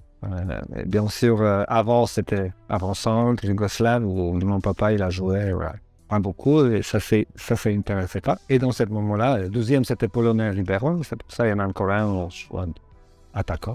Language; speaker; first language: French; non-native, learner; Polish